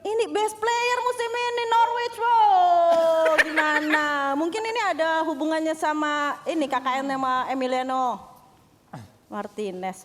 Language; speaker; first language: Indonesian; native; Indonesian